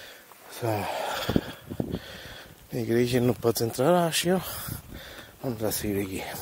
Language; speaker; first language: Portuguese; non-native, learner; German